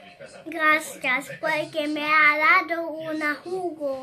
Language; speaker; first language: Spanish; early bilingual, heritage; German